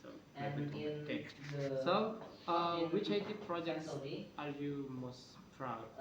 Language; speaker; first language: English; non-native, learner; Indonesian